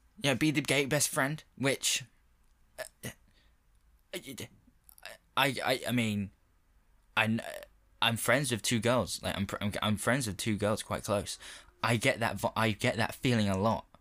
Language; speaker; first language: English; native; English